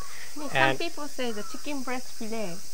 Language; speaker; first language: English; non-native, learner; Japanese